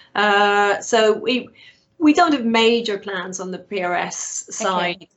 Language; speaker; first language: English; native; English